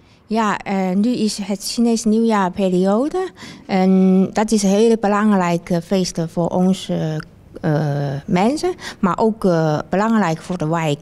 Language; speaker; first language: Dutch; non-native, fluent; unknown